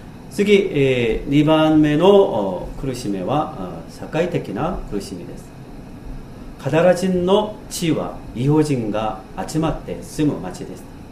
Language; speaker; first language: Japanese; non-native, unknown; Korean